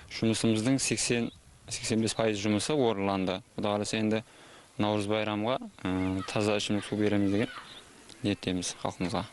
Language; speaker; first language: Uzbek; non-native, local second language; Kara-Kalpak